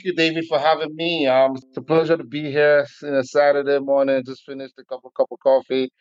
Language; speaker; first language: English; non-native, local second language; Igbo